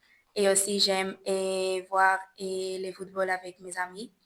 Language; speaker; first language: French; non-native, learner; Spanish